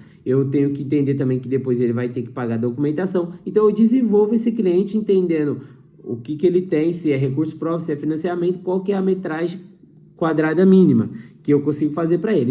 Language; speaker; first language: Portuguese; native; Portuguese